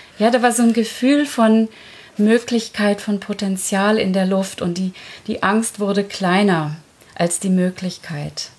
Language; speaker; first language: German; early bilingual, other home language; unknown